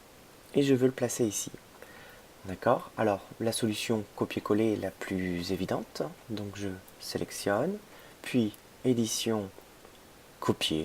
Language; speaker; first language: French; native; French